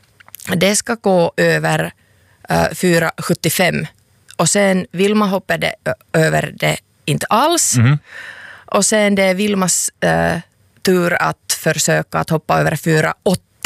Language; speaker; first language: Swedish; non-native, local second language; Finnish